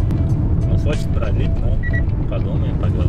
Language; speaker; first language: Russian; non-native, learner; Uzbek